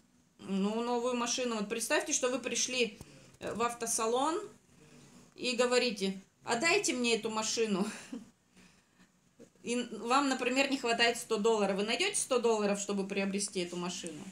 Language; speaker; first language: Russian; native; Russian